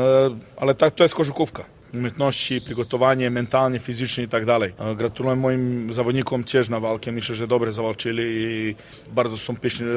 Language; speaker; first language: Polish; non-native, learner; Serbian